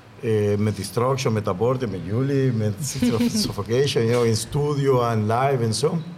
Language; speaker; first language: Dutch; non-native, learner; Spanish